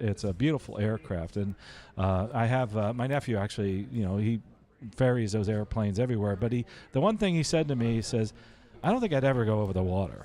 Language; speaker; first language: English; native; English